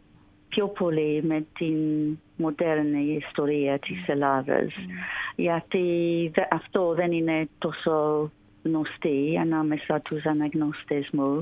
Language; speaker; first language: Greek; non-native, learner; English